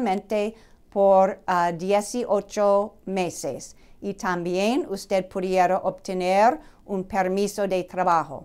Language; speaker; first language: Spanish; non-native, fluent; English